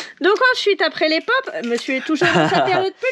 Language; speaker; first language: French; native; French